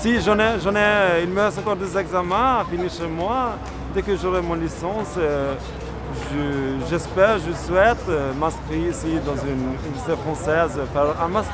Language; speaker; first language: French; non-native, fluent; Albanian